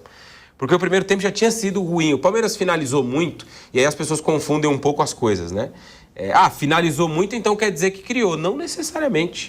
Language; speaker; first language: Portuguese; native; Portuguese